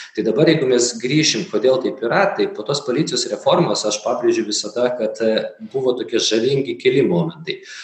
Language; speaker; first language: Lithuanian; non-native, local second language; Polish